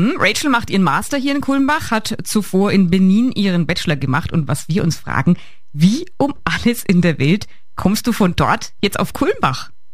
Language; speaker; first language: German; native; German